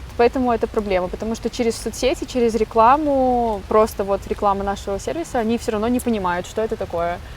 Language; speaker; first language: Russian; native; Russian